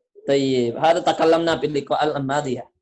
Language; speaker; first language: Arabic; non-native, fluent; Indonesian